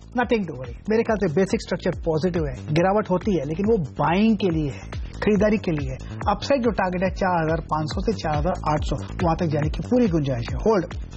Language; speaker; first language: Hindi; non-native, local second language; Gujarati